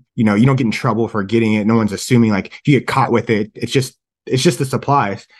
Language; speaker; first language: English; native; English